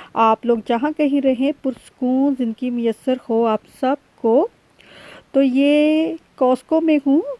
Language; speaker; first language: Urdu; native; Urdu